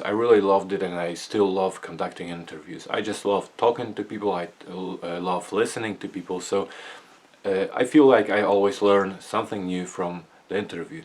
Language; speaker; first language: English; non-native, fluent; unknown